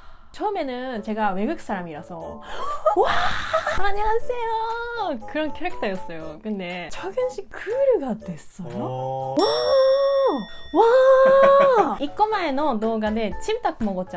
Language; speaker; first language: Korean; non-native, learner; Japanese